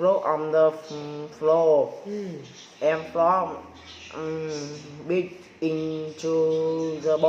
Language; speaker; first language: English; non-native, learner; Vietnamese